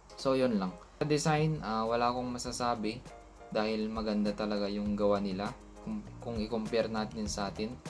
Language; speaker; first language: Filipino; non-native, local second language; Iloko